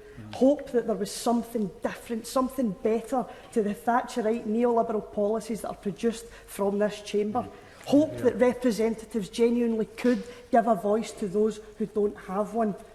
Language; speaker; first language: English; native; English